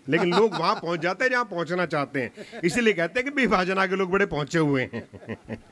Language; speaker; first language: Hindi; non-native, local second language; Punjabi